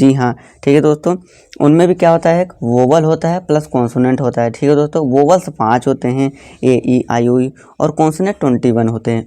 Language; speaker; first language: Hindi; native; Hindi